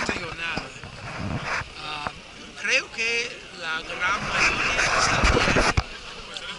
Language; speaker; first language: Spanish; non-native, learner; English